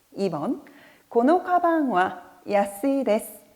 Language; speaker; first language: Japanese; non-native, fluent; Korean